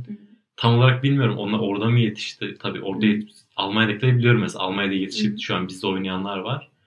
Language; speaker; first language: Turkish; native; Turkish